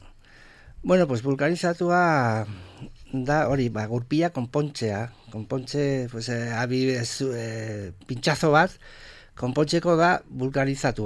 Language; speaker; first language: Basque; non-native, local second language; Spanish